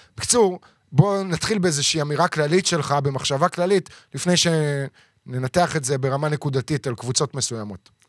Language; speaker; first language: Hebrew; native; Hebrew